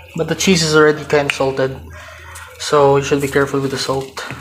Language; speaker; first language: English; non-native, local second language; Filipino